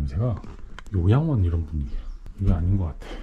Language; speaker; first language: Korean; native; Korean